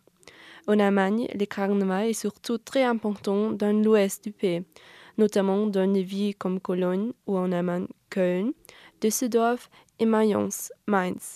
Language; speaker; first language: French; non-native, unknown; German